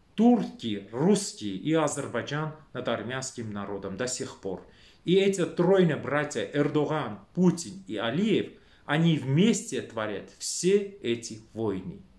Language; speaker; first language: Russian; non-native, local second language; Armenian